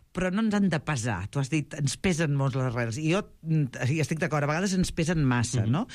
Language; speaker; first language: Catalan; native; Catalan